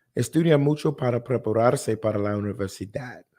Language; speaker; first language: Spanish; non-native, learner; English